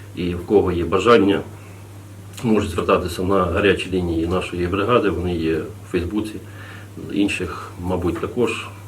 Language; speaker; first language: Ukrainian; native; Ukrainian